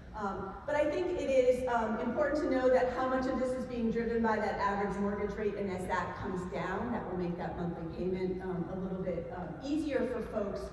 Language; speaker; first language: English; native; English